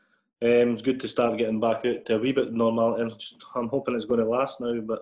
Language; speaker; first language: English; native; English